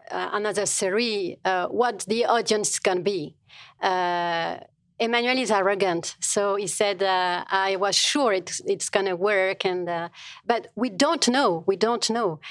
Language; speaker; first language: English; non-native, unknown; French